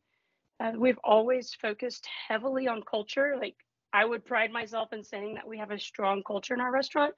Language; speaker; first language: English; native; English